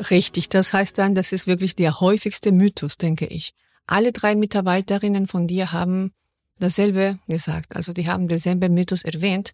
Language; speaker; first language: German; non-native, fluent; Spanish